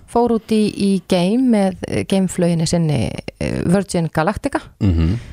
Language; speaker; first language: Icelandic; native; Icelandic